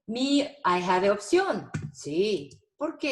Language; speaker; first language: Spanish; non-native, fluent; Korean